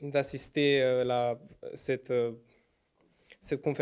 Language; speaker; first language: French; non-native, learner; Romanian